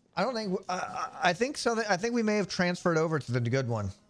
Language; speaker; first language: English; native; English